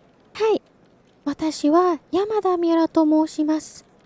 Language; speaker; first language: Japanese; non-native, learner; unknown